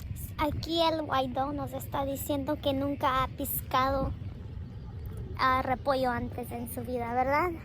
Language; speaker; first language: Spanish; early bilingual, other home language; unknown